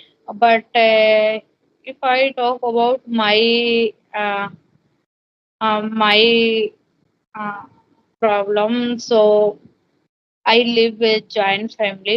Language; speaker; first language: English; non-native, learner; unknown